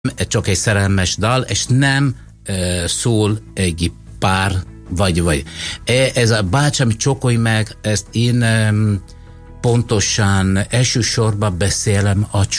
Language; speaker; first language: Hungarian; non-native, learner; Italian